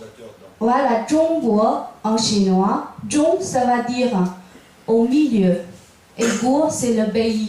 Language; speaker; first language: French; non-native, fluent; Chinese